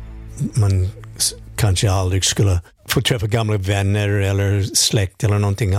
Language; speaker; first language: Swedish; non-native, fluent; English